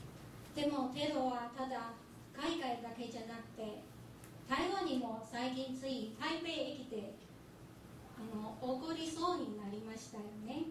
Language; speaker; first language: Japanese; non-native, fluent; Chinese